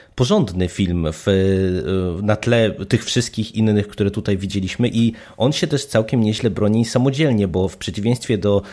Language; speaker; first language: Polish; native; Polish